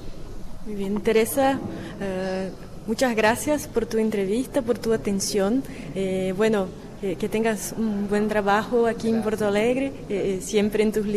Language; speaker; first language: Spanish; non-native, fluent; Portuguese